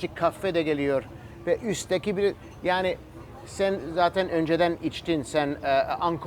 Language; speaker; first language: Turkish; early bilingual, heritage; Turkish